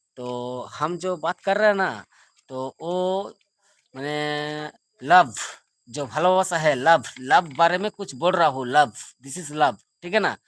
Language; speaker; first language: Hindi; non-native, local second language; Bangla